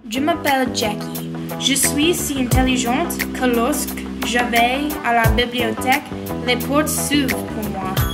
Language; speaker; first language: French; non-native, learner; English